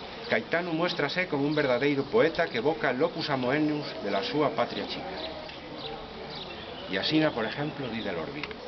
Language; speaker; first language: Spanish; native; Spanish